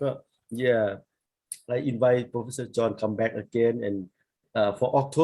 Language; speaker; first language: English; non-native, learner; Thai